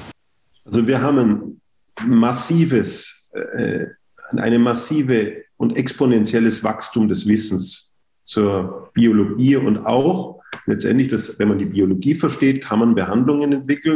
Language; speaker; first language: German; native; German